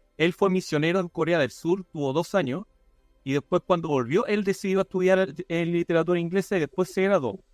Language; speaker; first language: Spanish; non-native, fluent; English